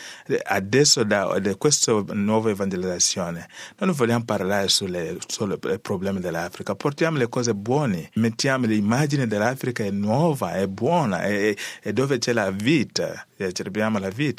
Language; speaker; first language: Italian; non-native, learner; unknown